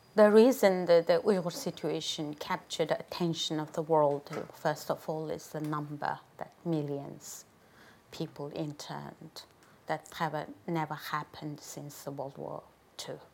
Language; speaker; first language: English; non-native, fluent; Chinese